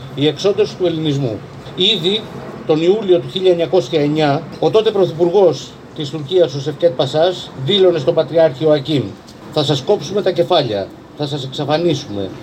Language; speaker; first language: Greek; native; Greek